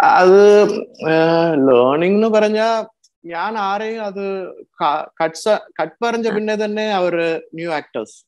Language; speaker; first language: Malayalam; non-native, learner; Tamil